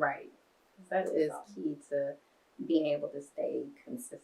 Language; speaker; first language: English; native; English